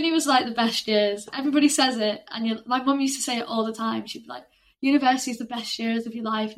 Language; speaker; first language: English; native; English